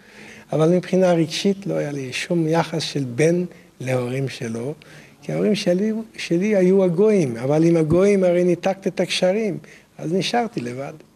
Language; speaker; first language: Hebrew; non-native, fluent; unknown